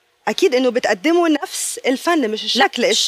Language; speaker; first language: Arabic; native; Arabic